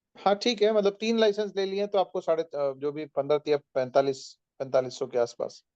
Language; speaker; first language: Hindi; non-native, local second language; Marathi